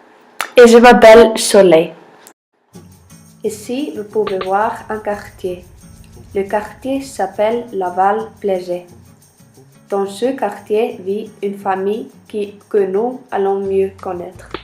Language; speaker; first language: French; non-native, learner; Icelandic